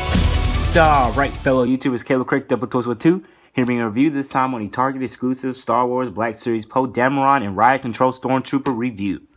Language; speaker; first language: English; native; English